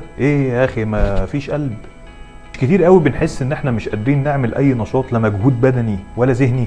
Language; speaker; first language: Arabic; native; Arabic